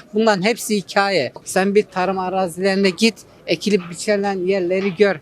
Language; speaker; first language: Turkish; native; Turkish